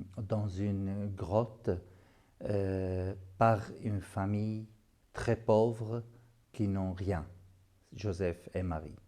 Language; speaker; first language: French; non-native, fluent; Arabic